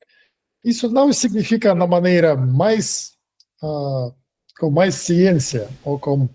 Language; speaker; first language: Portuguese; non-native, fluent; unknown